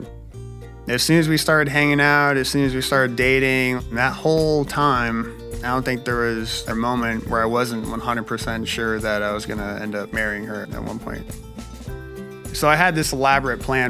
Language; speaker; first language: English; native; English